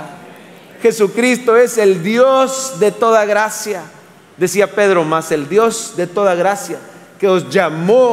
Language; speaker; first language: Spanish; native; Spanish